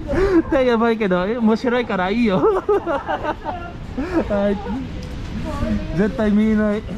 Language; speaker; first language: Japanese; non-native, learner; Filipino